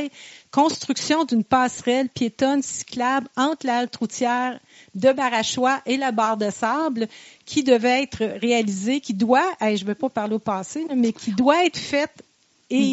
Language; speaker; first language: French; native; French